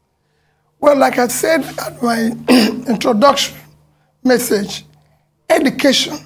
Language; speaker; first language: English; non-native, local second language; Igbo